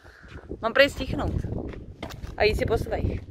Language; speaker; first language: Czech; native; Czech